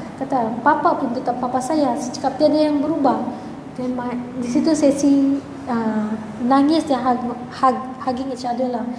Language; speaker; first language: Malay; native; Malay